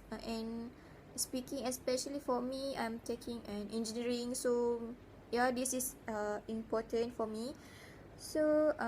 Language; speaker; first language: English; non-native, learner; Malay